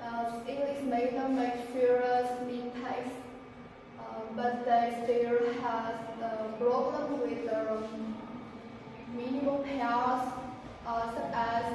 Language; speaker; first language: English; non-native, learner; Vietnamese